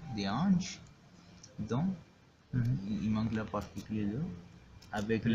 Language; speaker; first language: French; non-native, learner; Spanish